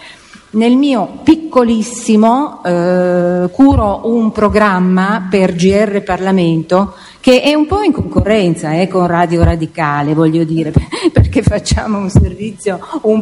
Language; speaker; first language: Italian; native; Italian